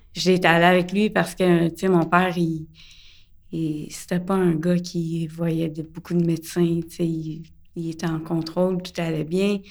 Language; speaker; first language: French; early bilingual, other home language; English